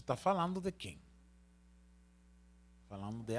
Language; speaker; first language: Portuguese; non-native, learner; Spanish